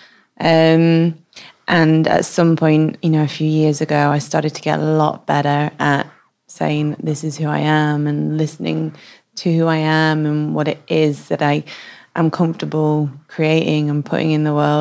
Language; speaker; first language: English; native; English